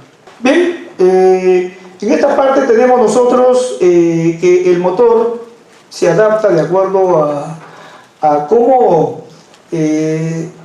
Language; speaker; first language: Spanish; native; Spanish